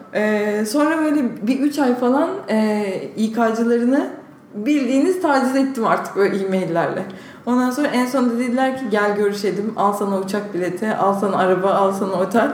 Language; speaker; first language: Turkish; native; Turkish